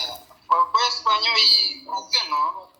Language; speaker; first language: French; non-native, learner; Swahili